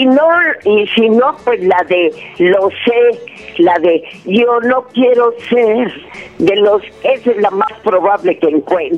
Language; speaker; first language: Spanish; native; Spanish